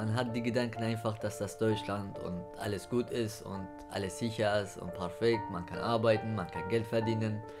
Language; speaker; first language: German; non-native, fluent; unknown